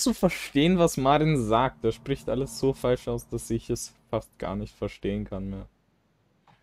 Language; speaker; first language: German; native; German